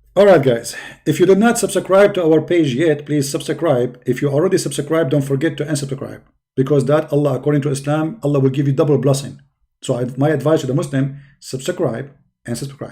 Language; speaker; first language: English; non-native, fluent; Arabic